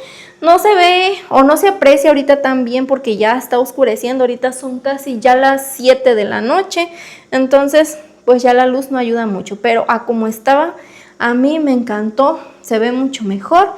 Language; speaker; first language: Spanish; native; Spanish